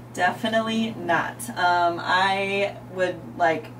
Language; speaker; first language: English; native; English